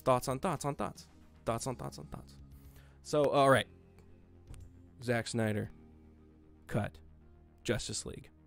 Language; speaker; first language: English; native; English